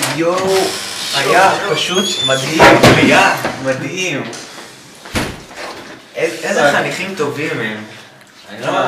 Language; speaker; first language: Hebrew; native; Hebrew